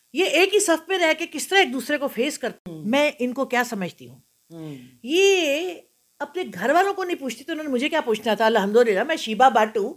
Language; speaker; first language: Urdu; non-native, local second language; Punjabi